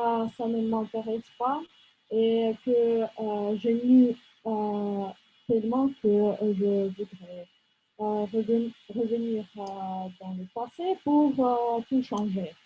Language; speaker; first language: French; non-native, fluent; Russian